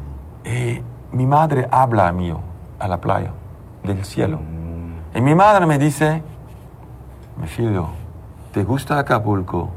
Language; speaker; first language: Spanish; non-native, learner; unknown